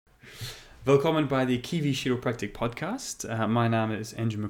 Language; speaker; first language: German; non-native, learner; English